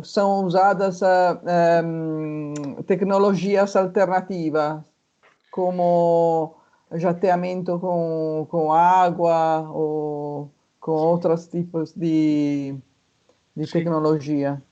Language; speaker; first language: Portuguese; non-native, fluent; Italian